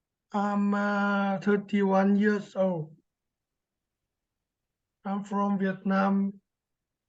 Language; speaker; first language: English; non-native, learner; Vietnamese